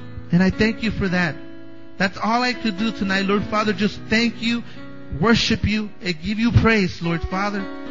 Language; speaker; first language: English; non-native, fluent; Spanish